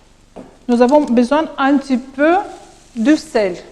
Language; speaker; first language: French; non-native, learner; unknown